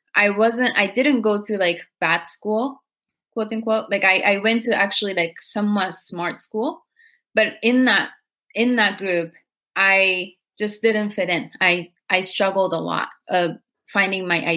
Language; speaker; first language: English; non-native, fluent; Japanese